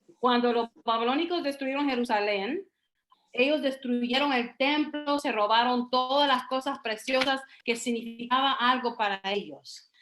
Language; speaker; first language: Spanish; early bilingual, heritage; Spanish